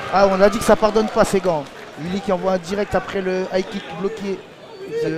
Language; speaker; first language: French; native; French